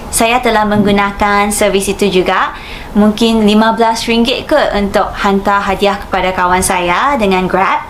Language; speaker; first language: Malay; non-native, fluent; Japanese